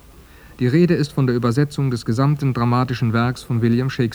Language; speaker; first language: German; native; German